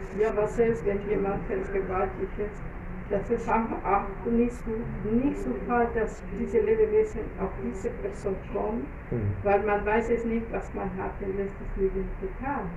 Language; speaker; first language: German; non-native, fluent; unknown